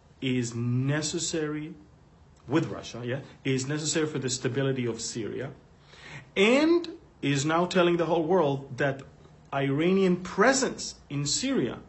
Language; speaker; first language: English; non-native, fluent; Hebrew